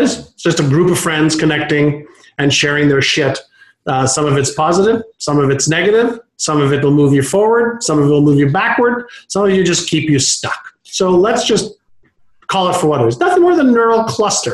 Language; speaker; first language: English; non-native, fluent; Hebrew